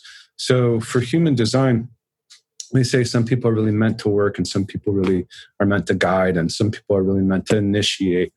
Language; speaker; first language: English; native; English